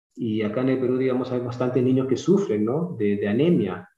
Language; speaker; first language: Spanish; early bilingual, other home language; English